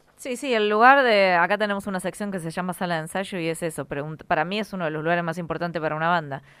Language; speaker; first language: Spanish; native; Spanish